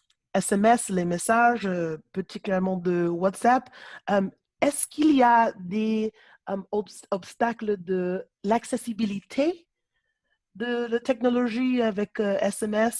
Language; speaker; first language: French; non-native, learner; English